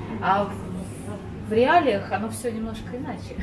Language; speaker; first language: Russian; native; Russian